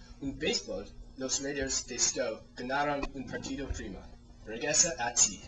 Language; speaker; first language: Spanish; non-native, learner; English